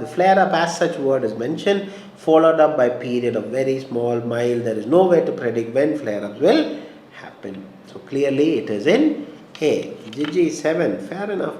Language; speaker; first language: English; non-native, local second language; Malayalam